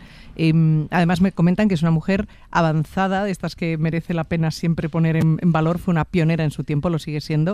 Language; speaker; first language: Spanish; native; Spanish